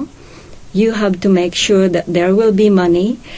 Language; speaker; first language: English; non-native, local second language; Hiligaynon